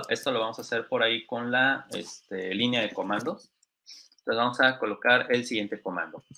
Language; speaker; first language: Spanish; native; Spanish